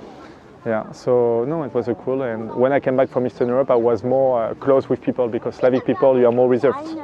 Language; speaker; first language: English; non-native, fluent; French